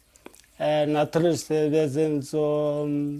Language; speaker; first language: German; non-native, learner; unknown